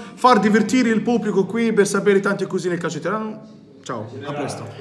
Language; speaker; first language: Italian; non-native, learner; Arabic